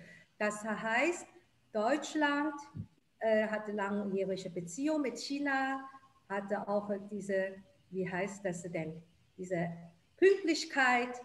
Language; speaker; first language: German; non-native, fluent; Chinese